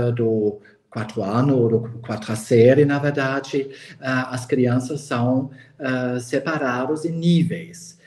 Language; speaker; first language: Portuguese; non-native, fluent; German